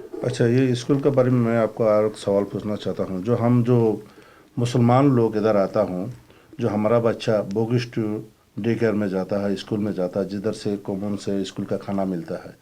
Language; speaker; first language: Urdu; non-native, fluent; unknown